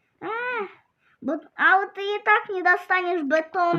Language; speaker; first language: Polish; non-native, learner; Russian